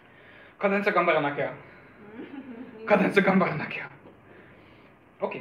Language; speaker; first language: Japanese; non-native, fluent; Hungarian